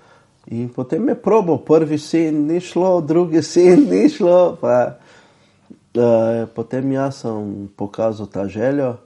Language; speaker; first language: Slovenian; non-native, fluent; Portuguese